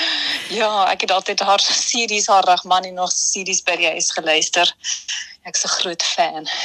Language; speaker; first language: Afrikaans; early bilingual, heritage; German